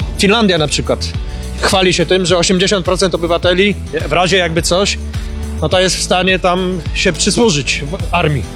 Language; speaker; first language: Polish; native; Polish